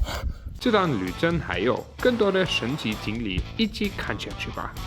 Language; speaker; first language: Chinese; native; Chinese